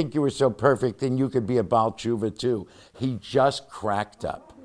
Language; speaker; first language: English; native; English